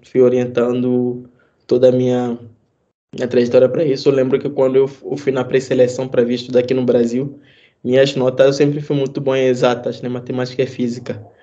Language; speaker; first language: Portuguese; non-native, fluent; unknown